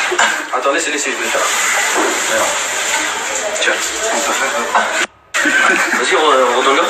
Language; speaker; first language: French; native; French